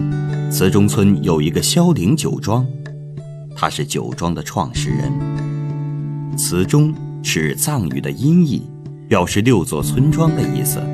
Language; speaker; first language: Chinese; native; Chinese